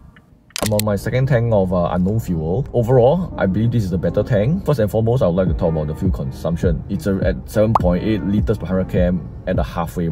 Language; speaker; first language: English; native; English